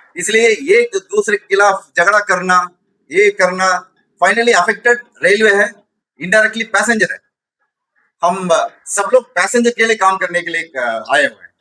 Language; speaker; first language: Hindi; non-native, local second language; Tamil